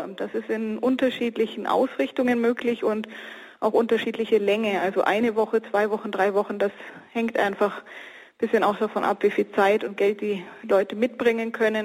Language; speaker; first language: German; native; German